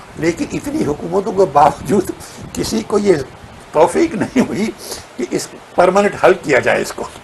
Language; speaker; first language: Urdu; non-native, local second language; Sindhi